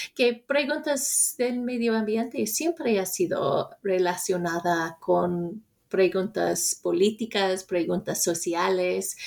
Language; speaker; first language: Spanish; non-native, fluent; English